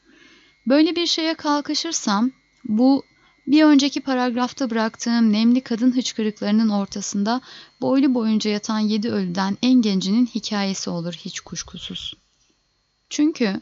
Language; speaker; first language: Turkish; native; Turkish